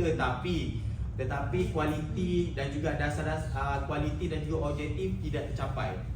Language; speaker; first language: Malay; native; Malay